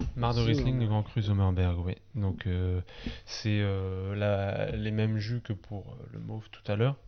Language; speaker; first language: French; native; French